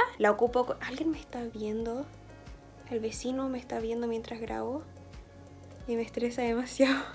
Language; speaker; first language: Spanish; native; Spanish